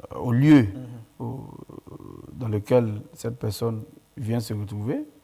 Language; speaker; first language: French; non-native, local second language; Mandingo